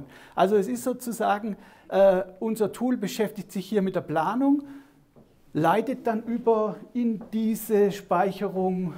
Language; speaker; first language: German; native; German